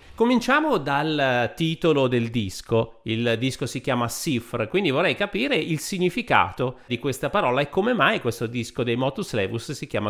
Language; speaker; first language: Italian; native; Italian